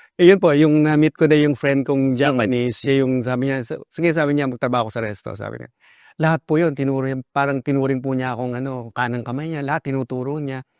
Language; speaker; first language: Filipino; native; Filipino